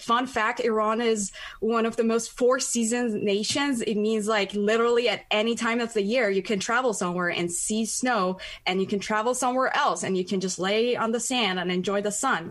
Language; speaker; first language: English; non-native, fluent; Persian